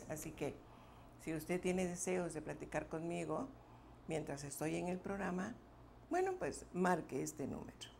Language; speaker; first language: Spanish; native; Spanish